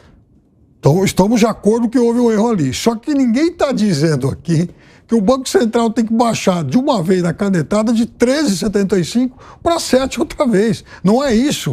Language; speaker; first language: Portuguese; native; Portuguese